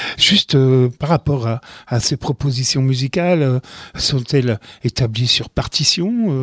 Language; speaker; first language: French; native; French